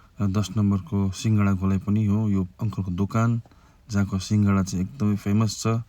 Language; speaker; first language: Nepali; native; Nepali